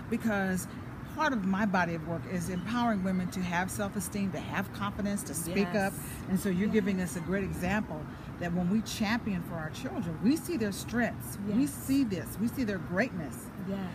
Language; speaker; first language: English; native; English